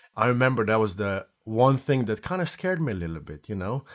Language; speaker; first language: English; non-native, fluent; Slovenian